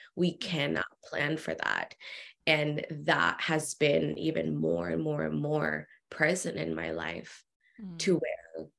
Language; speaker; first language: English; early bilingual, other home language; Spanish